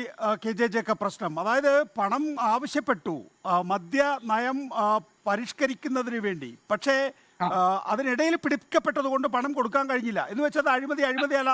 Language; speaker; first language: Malayalam; native; Malayalam